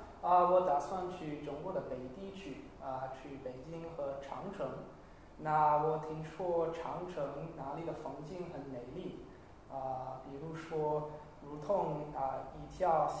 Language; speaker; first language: Chinese; non-native, learner; English